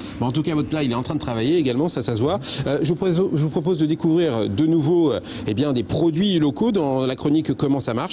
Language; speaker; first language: French; native; French